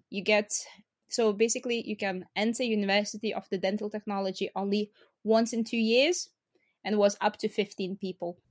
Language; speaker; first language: English; non-native, fluent; Lithuanian